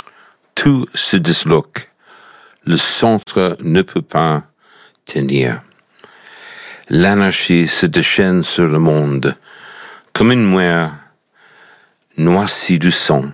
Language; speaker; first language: French; non-native, fluent; English